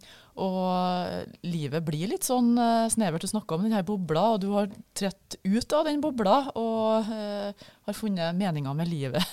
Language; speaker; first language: Norwegian; native; Norwegian